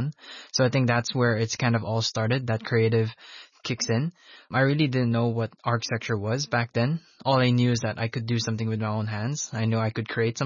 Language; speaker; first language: English; non-native, local second language; Filipino